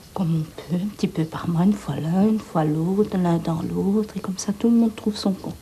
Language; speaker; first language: French; native; French